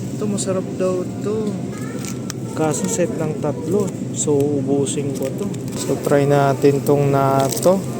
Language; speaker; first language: Filipino; native; Filipino